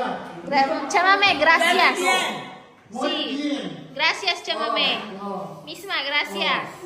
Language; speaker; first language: Spanish; non-native, learner; Filipino